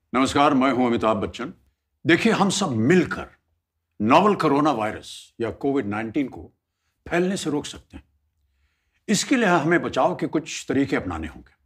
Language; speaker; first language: Hindi; native; Hindi